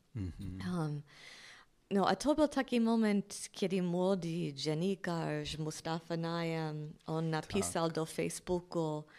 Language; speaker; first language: Polish; non-native, fluent; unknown